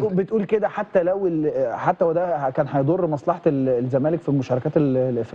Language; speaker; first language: Arabic; native; Arabic